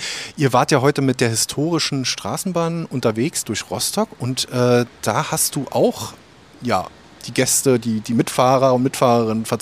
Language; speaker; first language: German; native; German